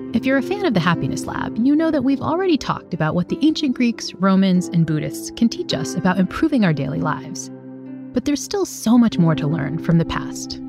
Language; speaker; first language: English; native; English